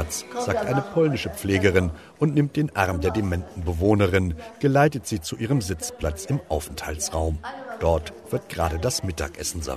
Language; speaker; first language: German; native; German